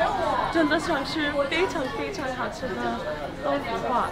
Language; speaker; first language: Chinese; non-native, learner; English